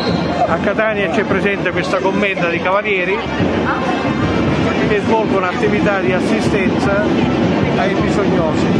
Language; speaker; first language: Italian; native; Italian